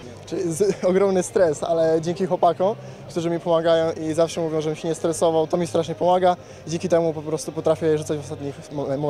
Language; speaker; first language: Polish; native; Polish